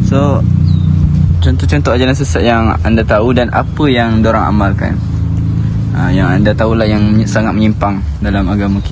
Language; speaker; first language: Malay; native; Malay